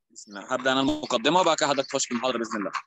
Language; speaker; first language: Arabic; native; Arabic